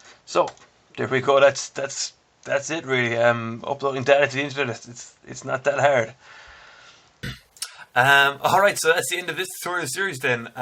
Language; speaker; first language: English; native; English